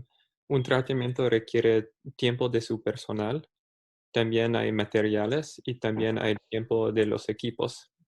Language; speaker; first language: Spanish; early bilingual, heritage; Spanish